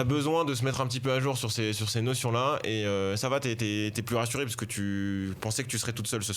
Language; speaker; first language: French; native; French